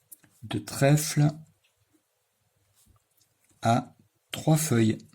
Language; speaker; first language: French; native; French